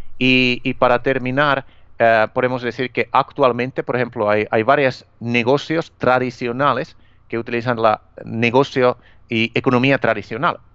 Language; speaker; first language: Spanish; non-native, fluent; Finnish